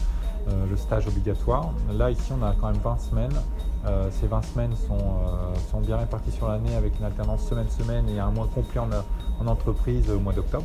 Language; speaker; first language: French; native; French